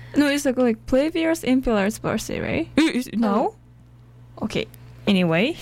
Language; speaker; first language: English; non-native, learner; Japanese